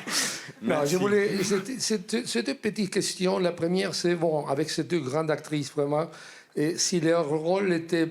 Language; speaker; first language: French; non-native, fluent; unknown